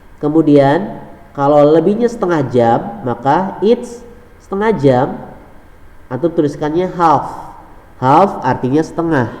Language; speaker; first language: Indonesian; native; Indonesian